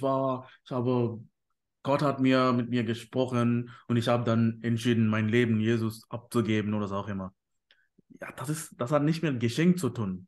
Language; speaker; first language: German; non-native, fluent; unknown